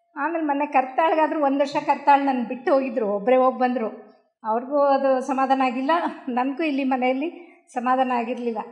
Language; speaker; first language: Kannada; native; Kannada